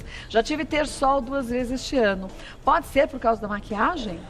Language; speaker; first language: Portuguese; native; Portuguese